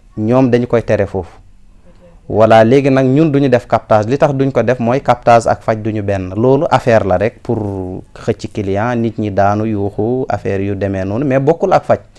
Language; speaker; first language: Wolof; non-native, local second language; Fula